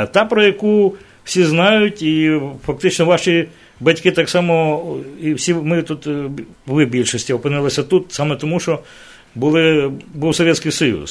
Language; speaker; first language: Ukrainian; native; Ukrainian